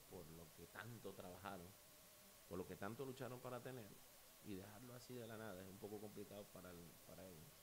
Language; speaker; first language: Spanish; native; Spanish